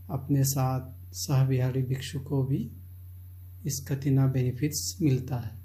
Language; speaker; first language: Hindi; non-native, local second language; Chakma